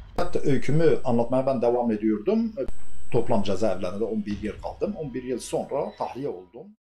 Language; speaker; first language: Turkish; non-native, local second language; Kurdish